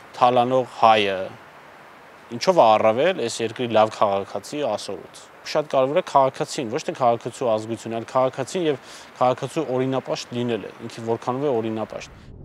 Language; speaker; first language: Armenian; non-native, local second language; Kurdish